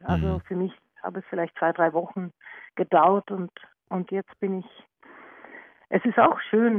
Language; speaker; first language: German; non-native, learner; Norwegian